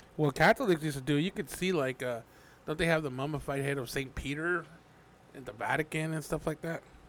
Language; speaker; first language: English; early bilingual, other home language; Spanish